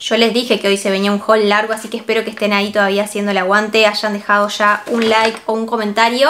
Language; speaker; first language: Spanish; native; Spanish